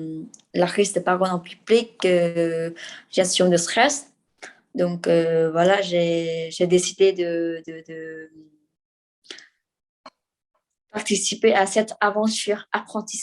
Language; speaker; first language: French; non-native, fluent; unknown